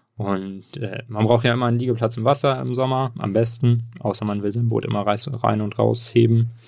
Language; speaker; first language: German; native; German